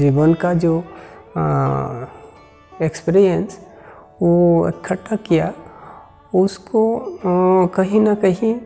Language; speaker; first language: Hindi; non-native, local second language; Bangla